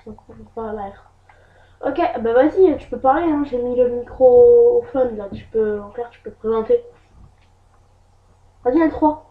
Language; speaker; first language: French; native; French